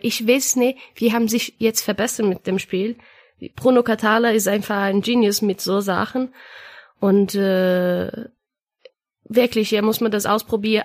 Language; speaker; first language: German; non-native, learner; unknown